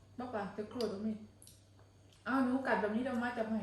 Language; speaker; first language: Dutch; non-native, learner; Thai